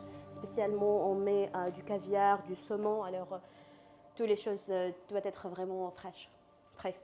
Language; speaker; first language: French; non-native, learner; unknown